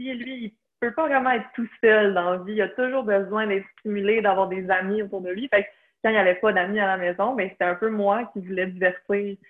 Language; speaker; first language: French; native; French